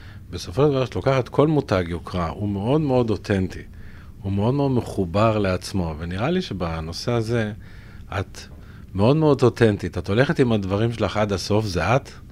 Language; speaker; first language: Hebrew; native; Hebrew